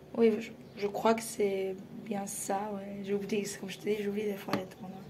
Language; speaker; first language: French; non-native, fluent; Spanish